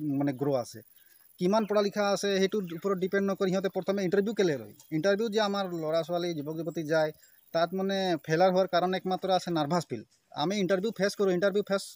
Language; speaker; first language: Assamese; non-native, local second language; Sadri